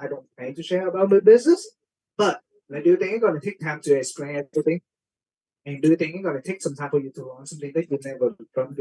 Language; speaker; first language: English; non-native, fluent; Vietnamese